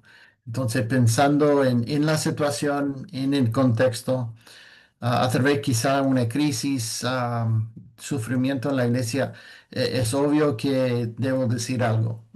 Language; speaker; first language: Spanish; non-native, fluent; English